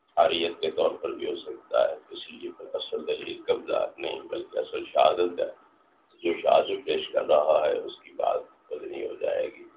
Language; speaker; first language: Urdu; non-native, local second language; Punjabi